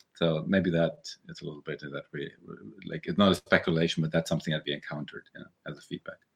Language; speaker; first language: English; early bilingual, other home language; German